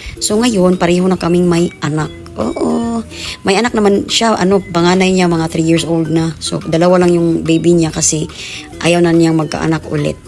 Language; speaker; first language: Filipino; non-native, local second language; Cebuano